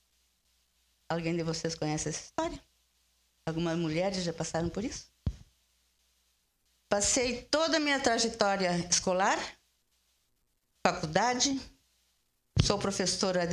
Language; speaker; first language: Portuguese; early bilingual, other home language; Spanish